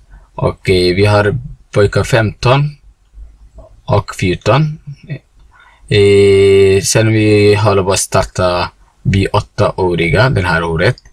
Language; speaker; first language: Swedish; non-native, learner; Somali